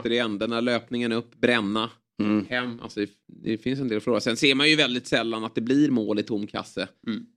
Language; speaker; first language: Swedish; native; Swedish